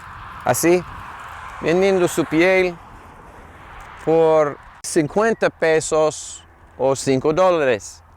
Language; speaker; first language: Spanish; non-native, fluent; English